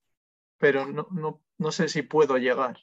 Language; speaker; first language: Spanish; non-native, fluent; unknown